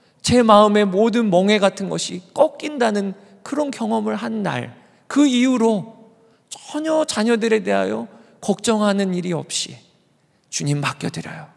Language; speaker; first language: Korean; native; Korean